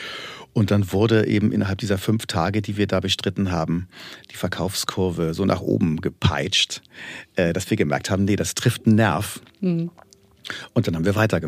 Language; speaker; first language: German; native; German